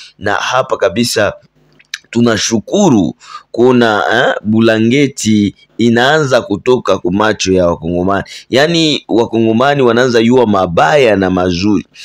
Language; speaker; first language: Swahili; native; Swahili